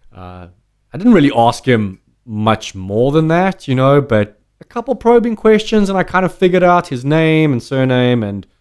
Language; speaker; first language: English; native; English